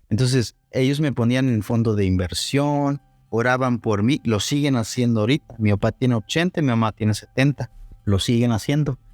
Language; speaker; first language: Spanish; non-native, local second language; Zapotec